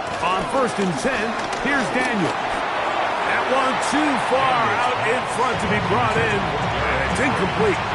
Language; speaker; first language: English; native; English